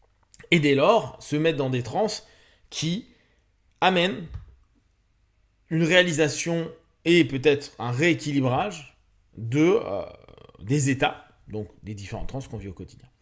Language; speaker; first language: French; native; French